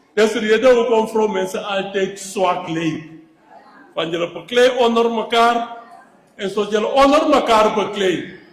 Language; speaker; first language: Afrikaans; non-native, local second language; Xhosa